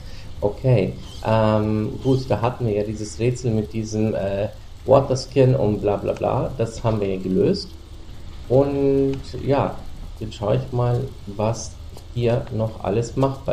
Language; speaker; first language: German; native; German